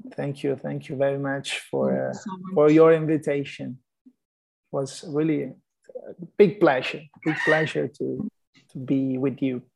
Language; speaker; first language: English; non-native, fluent; Italian